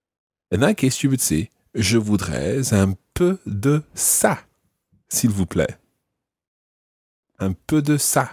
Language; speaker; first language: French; non-native, fluent; English